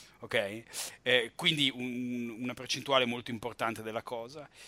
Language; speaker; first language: Italian; native; Italian